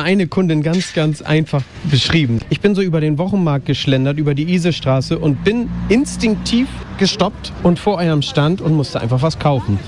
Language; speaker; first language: German; native; German